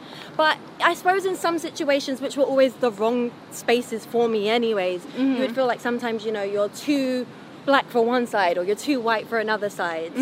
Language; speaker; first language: English; native; English